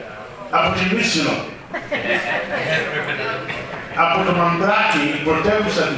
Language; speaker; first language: Greek; early bilingual, heritage; Greek